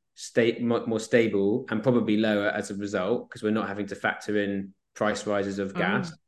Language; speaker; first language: English; native; English